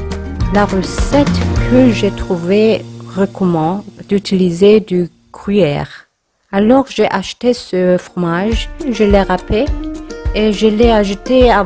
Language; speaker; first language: French; non-native, learner; Korean